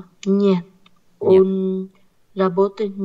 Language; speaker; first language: Russian; non-native, learner; Vietnamese